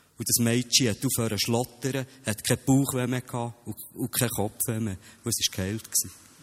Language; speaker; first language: German; native; German